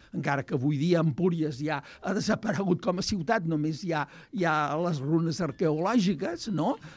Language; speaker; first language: Catalan; native; Catalan